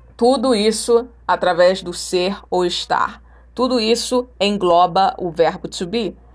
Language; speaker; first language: Portuguese; native; Portuguese